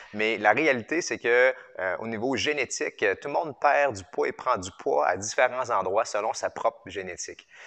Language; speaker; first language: French; native; French